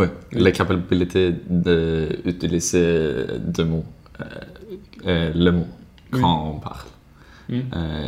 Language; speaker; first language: French; non-native, learner; Swedish